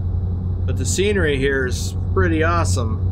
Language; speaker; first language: English; native; English